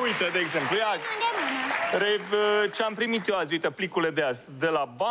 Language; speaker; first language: Romanian; native; Romanian